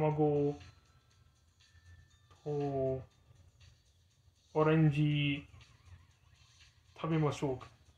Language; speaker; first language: Japanese; non-native, learner; English